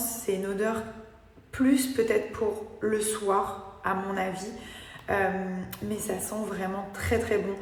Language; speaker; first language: French; native; French